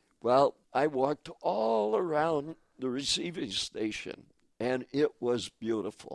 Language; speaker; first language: English; native; English